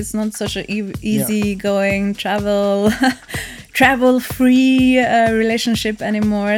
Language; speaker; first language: English; non-native, fluent; Norwegian